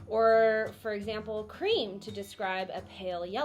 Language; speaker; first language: English; native; English